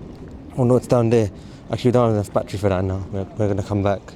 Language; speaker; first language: English; native; English